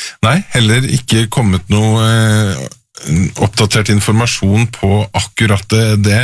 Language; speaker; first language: Norwegian; native; Norwegian